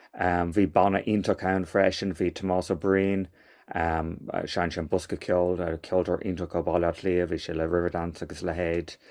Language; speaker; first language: Irish; non-native, local second language; English